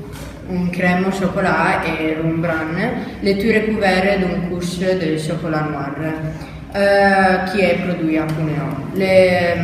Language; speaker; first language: French; non-native, learner; Italian